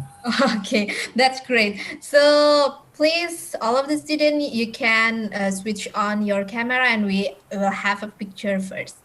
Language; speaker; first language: English; non-native, fluent; Indonesian